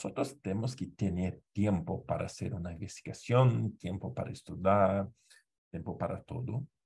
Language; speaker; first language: Spanish; non-native, fluent; Portuguese